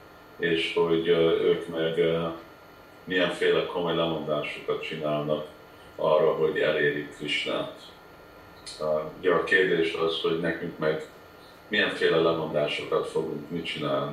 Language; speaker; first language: Hungarian; early bilingual, heritage; Hungarian